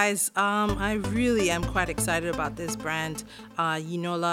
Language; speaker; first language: English; non-native, local second language; Yoruba